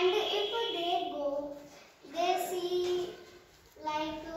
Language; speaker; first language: English; non-native, learner; Hindi